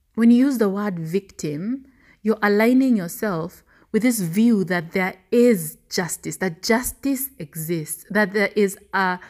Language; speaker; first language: English; non-native, local second language; Swahili